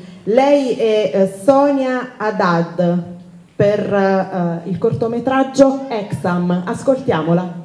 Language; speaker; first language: Italian; native; Italian